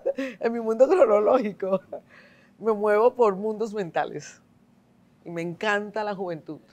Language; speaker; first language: Spanish; native; Spanish